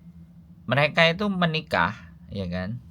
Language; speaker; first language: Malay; non-native, local second language; Javanese